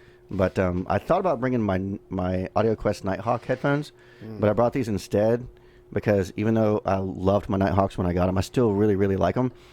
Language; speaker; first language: English; native; English